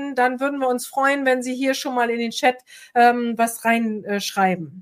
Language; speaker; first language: German; native; German